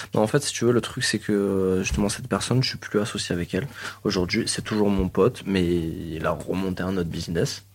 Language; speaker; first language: French; native; French